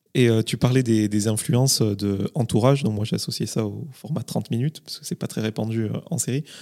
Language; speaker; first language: French; native; French